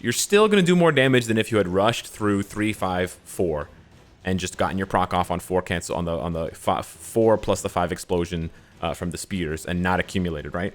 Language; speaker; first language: English; native; English